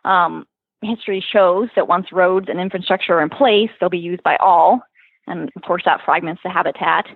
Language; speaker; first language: English; native; English